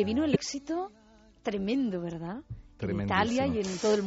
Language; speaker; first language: Spanish; native; Spanish